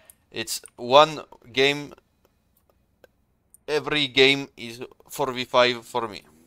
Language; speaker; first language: English; non-native, learner; French